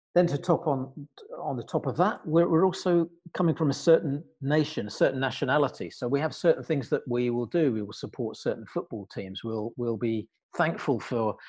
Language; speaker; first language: English; native; English